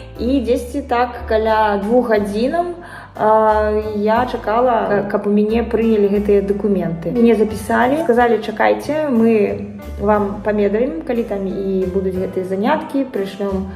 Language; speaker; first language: Belarusian; non-native, local second language; Russian